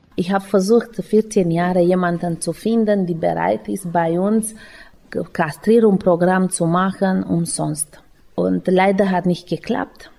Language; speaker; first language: German; non-native, local second language; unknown